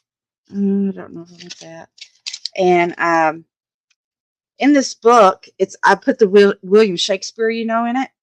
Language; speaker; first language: English; native; English